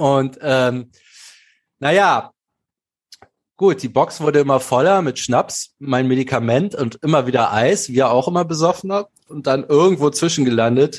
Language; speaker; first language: German; native; German